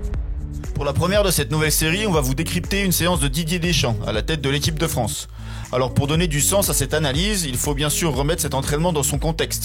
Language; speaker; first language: French; native; French